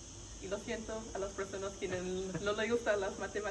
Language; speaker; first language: Spanish; non-native, learner; English